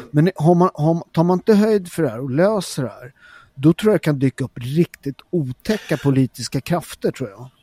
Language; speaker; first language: Swedish; early bilingual, other home language; Italian